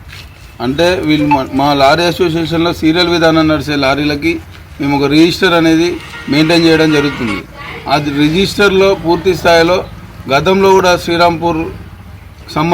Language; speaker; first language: Telugu; native; Telugu